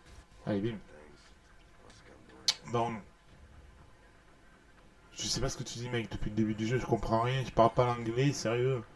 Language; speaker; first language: French; native; French